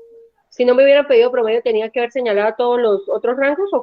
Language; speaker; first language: Spanish; native; Spanish